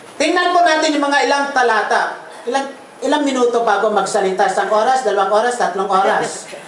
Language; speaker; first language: Filipino; non-native, local second language; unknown